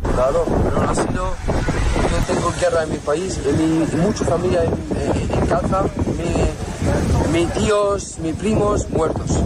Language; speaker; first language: Spanish; non-native, learner; Arabic